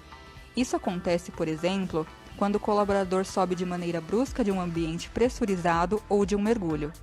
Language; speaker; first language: Portuguese; native; Portuguese